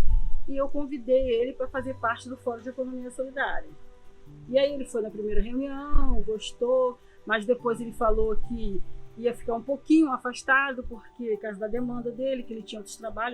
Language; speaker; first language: Portuguese; native; Portuguese